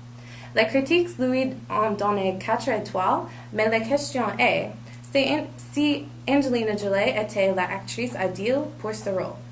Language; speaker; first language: French; non-native, learner; English